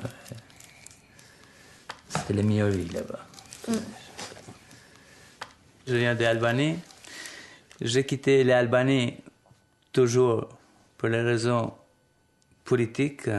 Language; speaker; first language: French; non-native, learner; Albanian